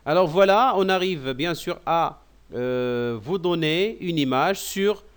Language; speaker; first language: French; non-native, local second language; Arabic